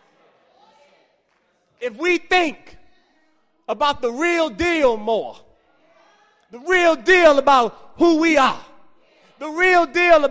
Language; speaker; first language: English; native; English